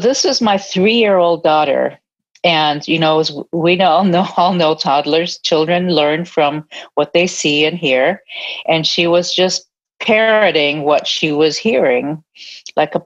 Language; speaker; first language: English; native; English